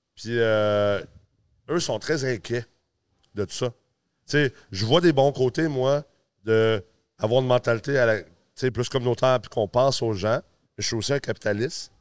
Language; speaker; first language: French; early bilingual, other home language; English